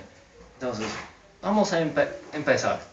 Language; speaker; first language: Spanish; non-native, fluent; English